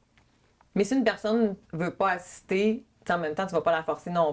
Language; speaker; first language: French; native; French